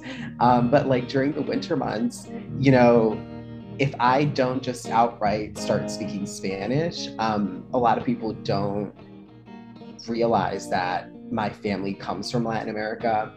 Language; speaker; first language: English; early bilingual, other home language; Spanish